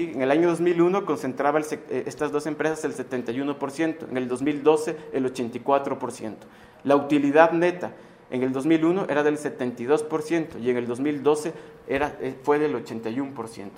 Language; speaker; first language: Spanish; native; Spanish